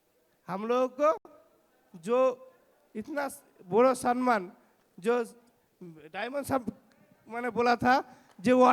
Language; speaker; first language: Hindi; non-native, local second language; Bangla